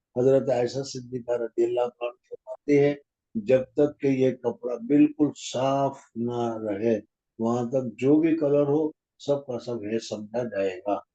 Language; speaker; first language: Urdu; non-native, local second language; Gujarati